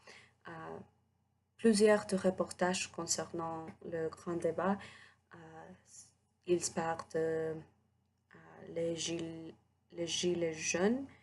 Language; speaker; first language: French; non-native, learner; English